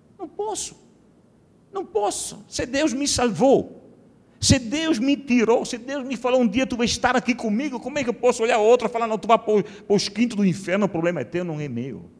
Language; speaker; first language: Portuguese; non-native, fluent; Italian